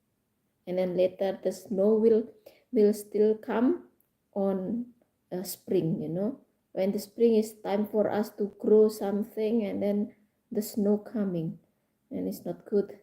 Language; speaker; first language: English; non-native, fluent; Indonesian